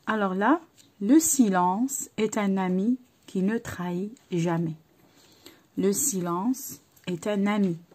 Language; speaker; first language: French; non-native, local second language; Arabic